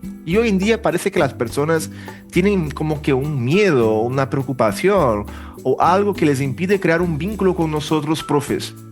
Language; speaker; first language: Spanish; early bilingual, heritage; Portuguese